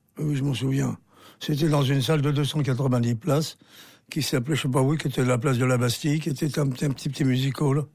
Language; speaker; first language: French; early bilingual, other home language; Armenian